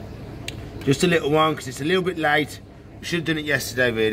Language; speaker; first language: English; native; English